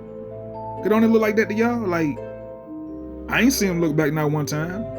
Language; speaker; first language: English; native; English